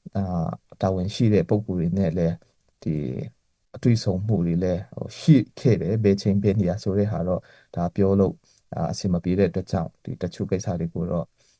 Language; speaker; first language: Burmese; non-native, local second language; Hakha Chin